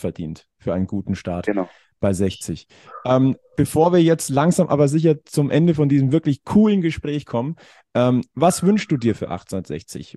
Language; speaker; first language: German; native; German